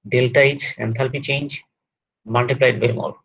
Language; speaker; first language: English; non-native, local second language; Bangla